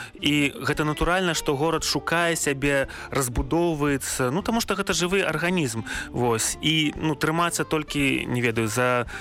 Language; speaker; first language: Belarusian; native; Belarusian